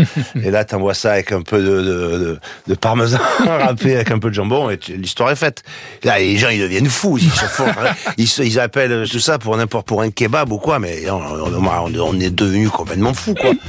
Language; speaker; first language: French; native; French